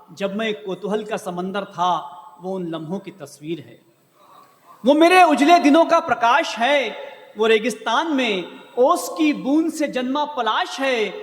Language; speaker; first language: Hindi; native; Hindi